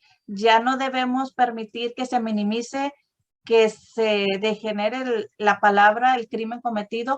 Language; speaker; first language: Spanish; native; Spanish